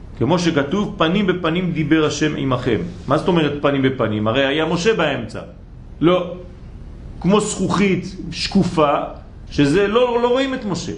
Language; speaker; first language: Hebrew; non-native, fluent; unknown